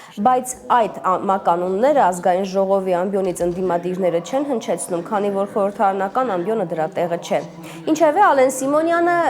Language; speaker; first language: Armenian; native; Armenian